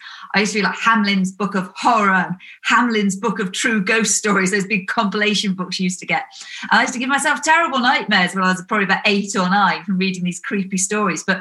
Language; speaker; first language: English; native; English